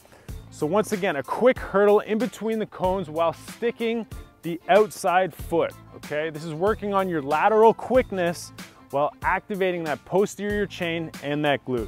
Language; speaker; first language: English; native; English